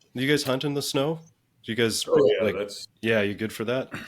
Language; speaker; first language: English; native; English